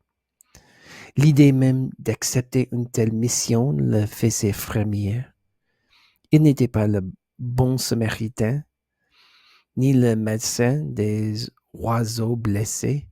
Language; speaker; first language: French; non-native, learner; English